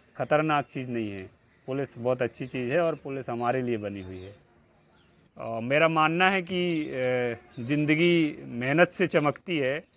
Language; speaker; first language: Hindi; native; Hindi